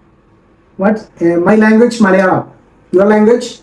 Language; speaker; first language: English; non-native, local second language; Malayalam